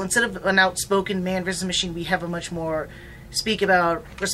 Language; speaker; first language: English; native; English